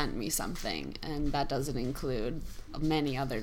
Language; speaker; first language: English; native; English